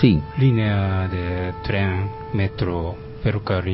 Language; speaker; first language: Spanish; non-native, fluent; Japanese